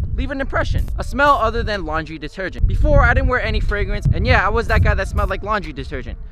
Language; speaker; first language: English; native; English